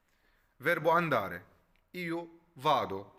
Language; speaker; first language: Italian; non-native, fluent; Arabic